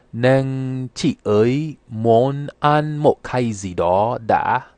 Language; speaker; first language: Vietnamese; non-native, learner; English